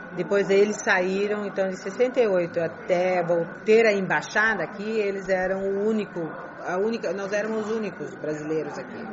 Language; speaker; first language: Portuguese; early bilingual, heritage; Portuguese